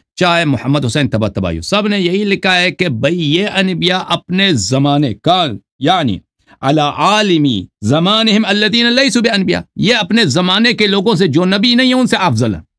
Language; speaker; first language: Urdu; non-native, fluent; Persian